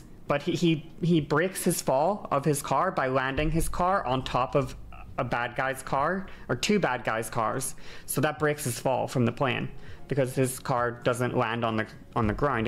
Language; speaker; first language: English; native; English